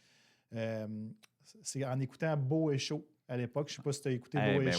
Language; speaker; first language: French; native; French